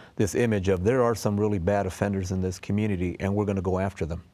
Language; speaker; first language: English; native; English